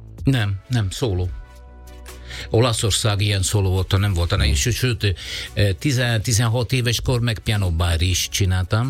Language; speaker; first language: Hungarian; non-native, fluent; Italian